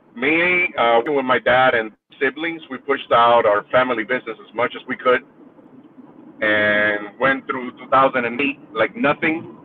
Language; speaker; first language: English; early bilingual, other home language; Spanish